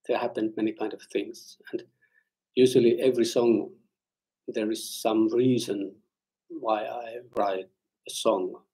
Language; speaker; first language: English; non-native, learner; Finnish